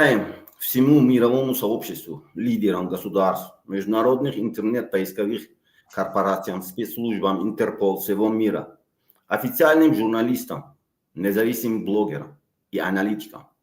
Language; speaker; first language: Russian; non-native, local second language; Tajik